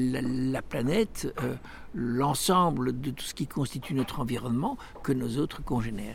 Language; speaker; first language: French; native; French